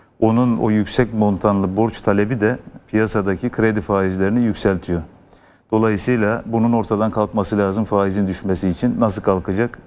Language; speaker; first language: Turkish; native; Turkish